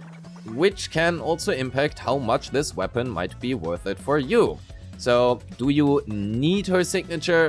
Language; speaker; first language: English; non-native, fluent; German